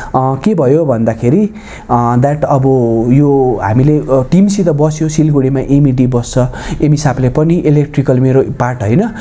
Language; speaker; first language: Nepali; native; Nepali